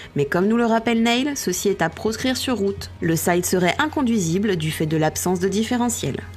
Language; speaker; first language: French; native; French